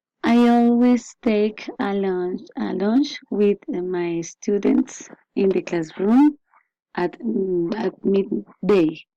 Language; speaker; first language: English; non-native, learner; Spanish